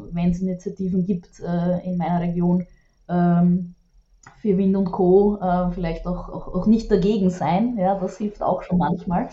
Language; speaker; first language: German; native; German